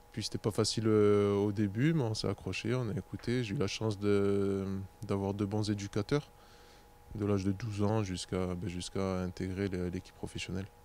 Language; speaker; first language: French; native; French